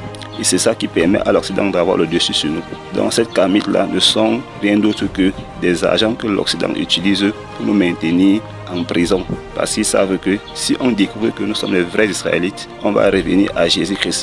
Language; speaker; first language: French; non-native, local second language; Kongo